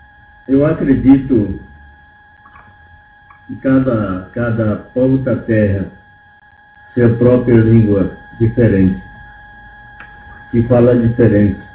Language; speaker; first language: Portuguese; non-native, local second language; Yanomámi